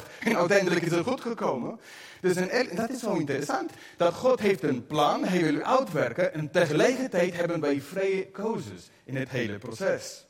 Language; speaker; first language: Dutch; non-native, fluent; English